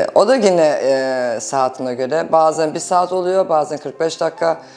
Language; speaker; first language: Turkish; early bilingual, heritage; Turkish